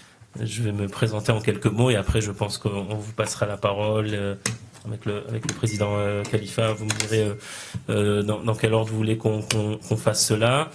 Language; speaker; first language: French; native; French